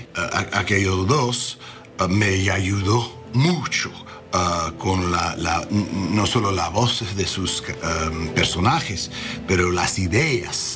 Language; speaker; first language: Spanish; non-native, learner; English